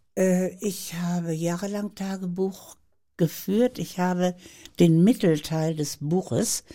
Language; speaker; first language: German; native; German